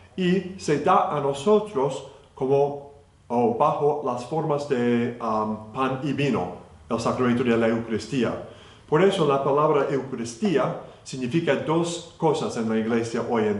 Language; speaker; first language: Spanish; non-native, fluent; English